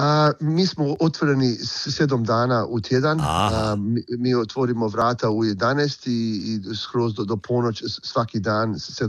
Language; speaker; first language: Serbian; early bilingual, heritage; Croatian